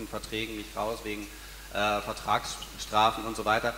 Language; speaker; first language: German; native; German